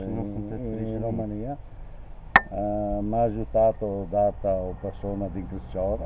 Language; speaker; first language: Romanian; non-native, learner; Italian